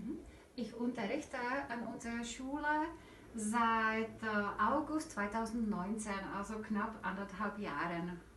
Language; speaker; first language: German; non-native, fluent; Czech